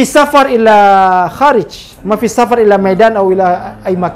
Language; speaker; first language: Arabic; non-native, fluent; Indonesian